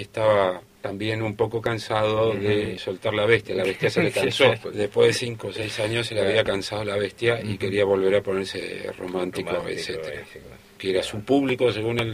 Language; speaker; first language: Spanish; native; Spanish